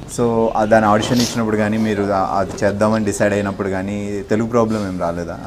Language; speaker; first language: Telugu; native; Telugu